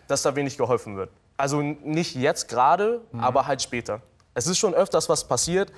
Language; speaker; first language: German; early bilingual, other home language; Filipino